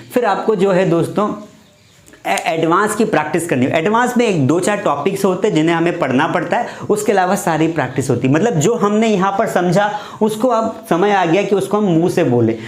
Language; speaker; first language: Hindi; native; Hindi